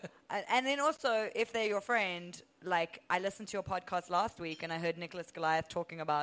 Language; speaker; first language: English; native; English